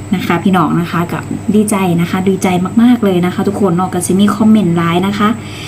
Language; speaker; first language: Thai; native; Thai